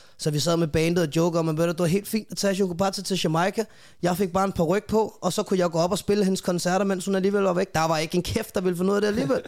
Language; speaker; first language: Danish; native; Danish